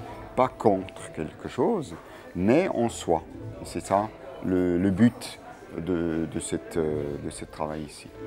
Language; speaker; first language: French; non-native, local second language; German